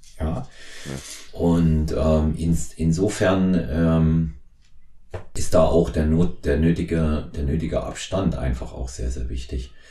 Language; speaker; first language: German; native; German